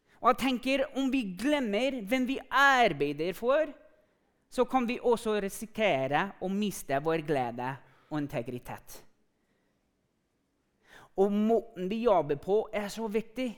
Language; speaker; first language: Norwegian; non-native, fluent; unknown